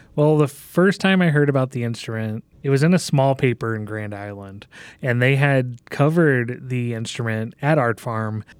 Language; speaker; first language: English; native; English